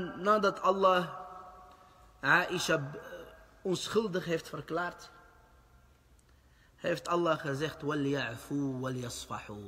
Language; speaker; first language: Dutch; early bilingual, other home language; Arabic